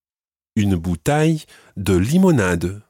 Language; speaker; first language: French; non-native, fluent; English